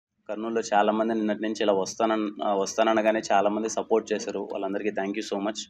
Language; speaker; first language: Telugu; native; Telugu